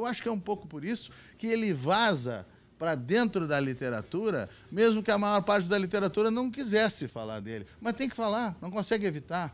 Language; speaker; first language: Portuguese; native; Portuguese